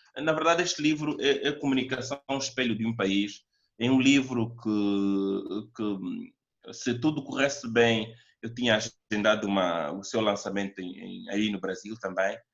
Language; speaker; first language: Portuguese; native; Portuguese